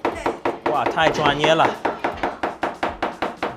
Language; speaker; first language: Chinese; non-native, fluent; English